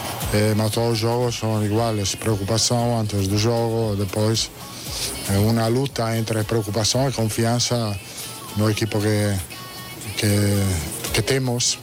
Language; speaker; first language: Portuguese; non-native, fluent; Italian